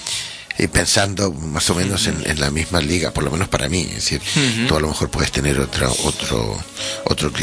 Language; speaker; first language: Spanish; native; Spanish